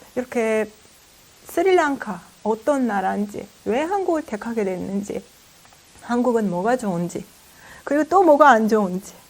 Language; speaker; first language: Korean; non-native, fluent; Azerbaijani